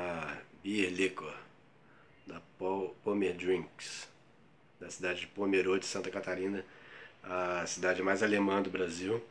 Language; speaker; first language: Portuguese; native; Portuguese